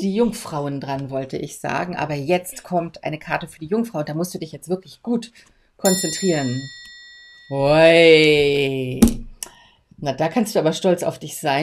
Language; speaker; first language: German; native; German